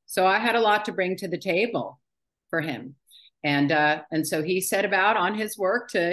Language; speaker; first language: English; native; English